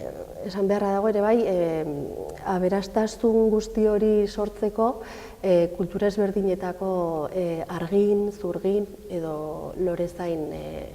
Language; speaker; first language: Basque; non-native, local second language; Spanish